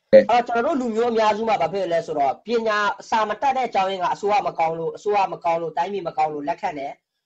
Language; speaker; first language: Burmese; non-native, local second language; Rohingya